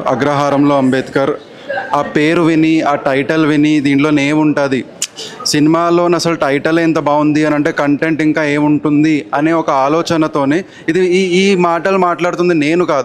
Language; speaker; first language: Telugu; native; Telugu